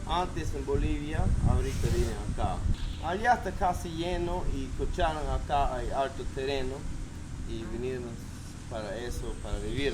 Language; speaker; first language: Spanish; non-native, learner; Plautdietsch